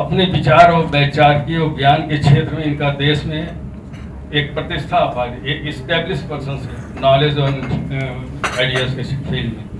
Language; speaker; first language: Hindi; native; Hindi